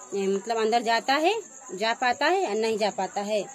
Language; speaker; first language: Hindi; native; Hindi